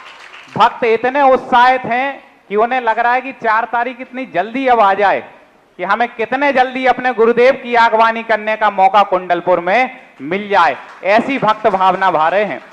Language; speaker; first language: Hindi; native; Hindi